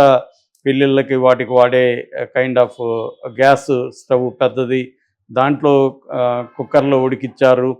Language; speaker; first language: Telugu; native; Telugu